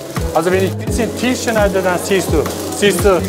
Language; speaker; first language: German; non-native, fluent; Turkish